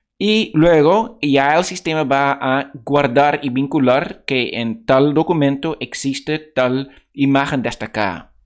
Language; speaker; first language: Spanish; non-native, fluent; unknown